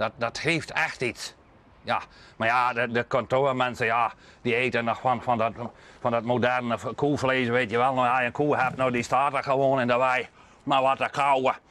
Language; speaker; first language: Dutch; non-native, local second language; Western Frisian